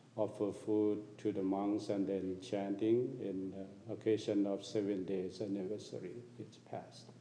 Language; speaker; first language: English; non-native, fluent; Thai